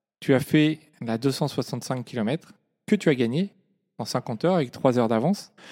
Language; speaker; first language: French; native; French